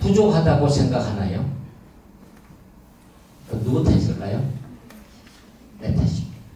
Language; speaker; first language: Korean; native; Korean